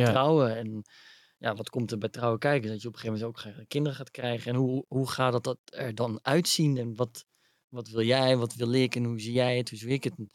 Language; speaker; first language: Dutch; early bilingual, other home language; Arabic